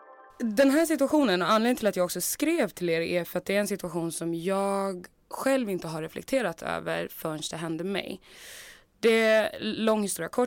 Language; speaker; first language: Swedish; native; Swedish